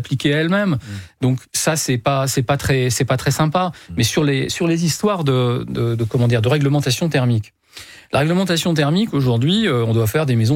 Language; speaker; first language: French; native; French